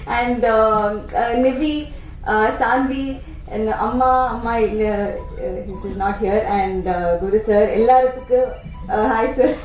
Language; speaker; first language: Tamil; non-native, learner; Telugu